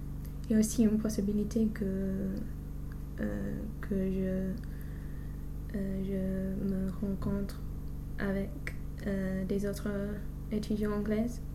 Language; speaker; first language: French; non-native, learner; English